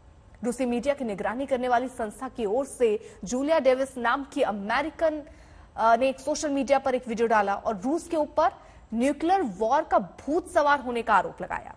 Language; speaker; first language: Hindi; native; Hindi